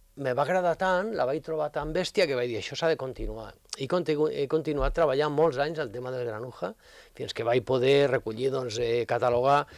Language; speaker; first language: Catalan; native; Catalan